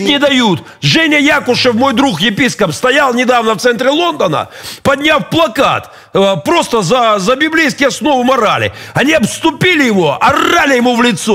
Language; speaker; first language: Russian; native; Russian